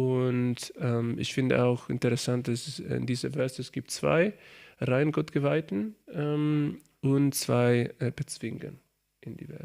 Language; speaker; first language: German; non-native, learner; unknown